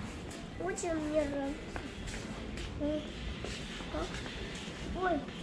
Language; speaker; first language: Russian; early bilingual, heritage; Russian